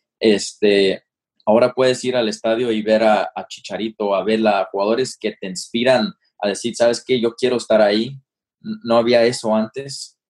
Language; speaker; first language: Spanish; early bilingual, heritage; Spanish